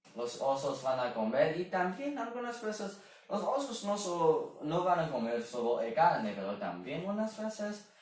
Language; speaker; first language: Spanish; non-native, learner; Chinese